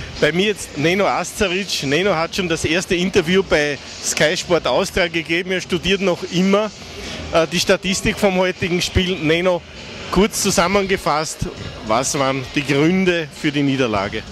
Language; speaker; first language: German; native; German